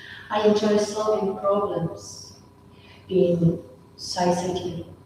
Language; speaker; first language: English; non-native, learner; Russian